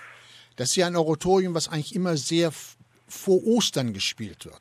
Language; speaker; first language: German; native; German